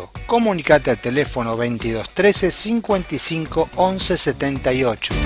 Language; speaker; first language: Spanish; native; Spanish